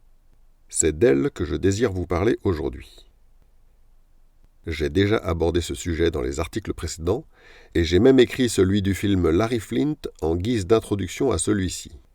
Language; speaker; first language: French; native; French